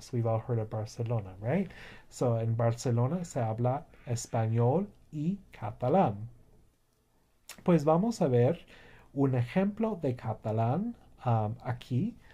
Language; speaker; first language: Spanish; non-native, fluent; English